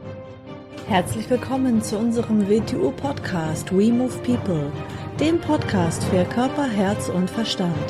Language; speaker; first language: German; native; German